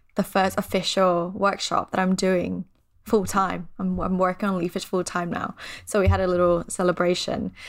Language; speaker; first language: English; non-native, fluent; Thai